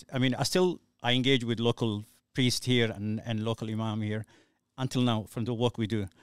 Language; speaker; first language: English; non-native, fluent; Somali